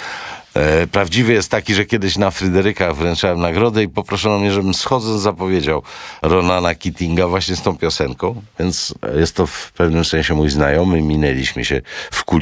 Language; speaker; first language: Polish; native; Polish